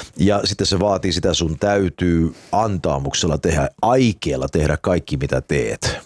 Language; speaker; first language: Finnish; early bilingual, heritage; English